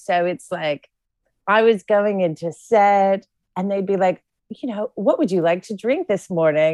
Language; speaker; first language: English; native; English